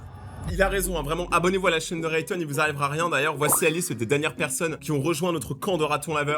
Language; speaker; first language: French; native; French